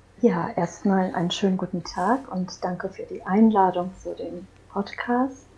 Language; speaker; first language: German; early bilingual, other home language; Croatian